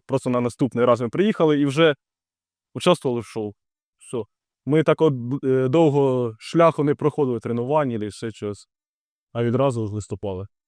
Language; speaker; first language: Ukrainian; non-native, local second language; Russian